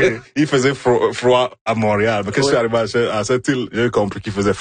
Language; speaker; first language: French; non-native, fluent; Igbo